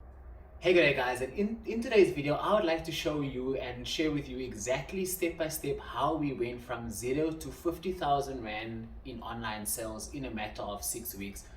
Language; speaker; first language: English; non-native, local second language; Afrikaans